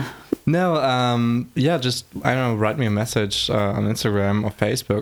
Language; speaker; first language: English; non-native, fluent; German